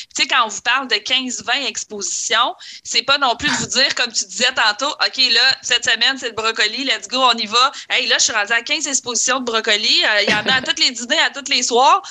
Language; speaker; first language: French; native; French